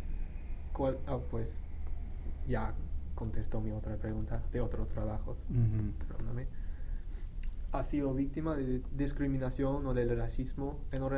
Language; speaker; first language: Spanish; non-native, fluent; English